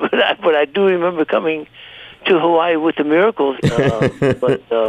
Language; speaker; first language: English; native; English